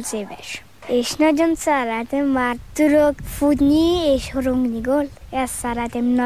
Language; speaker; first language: Hungarian; early bilingual, heritage; Hungarian